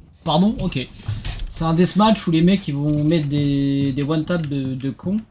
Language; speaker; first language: French; native; French